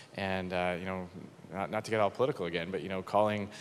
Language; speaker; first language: English; native; English